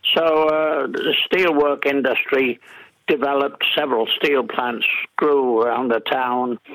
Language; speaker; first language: English; native; English